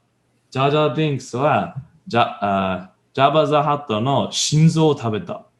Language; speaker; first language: Japanese; non-native, learner; English